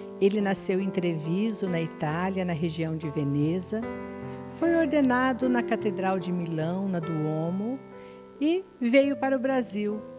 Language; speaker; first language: Portuguese; native; Portuguese